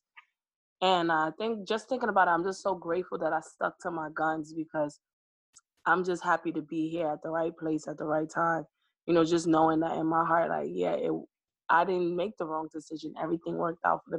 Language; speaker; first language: English; native; English